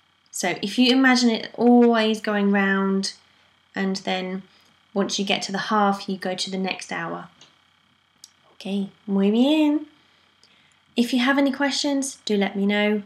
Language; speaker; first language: English; native; English